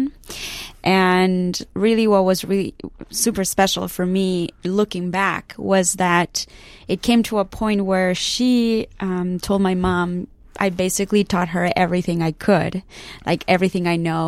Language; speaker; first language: English; non-native, fluent; Spanish